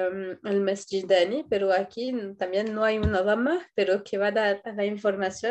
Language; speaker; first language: Spanish; non-native, fluent; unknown